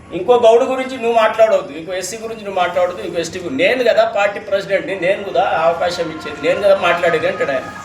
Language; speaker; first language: Telugu; native; Telugu